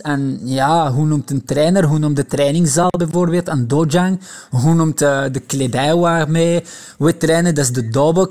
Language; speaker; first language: Dutch; non-native, local second language; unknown